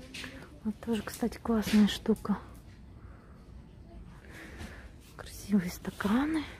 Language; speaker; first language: Russian; native; Russian